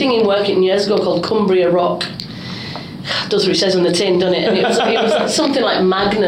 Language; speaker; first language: English; native; English